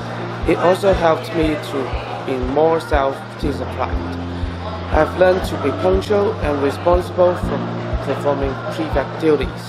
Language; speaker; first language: English; non-native, fluent; Chinese